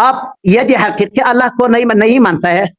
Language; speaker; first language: Hindi; non-native, learner; Pashto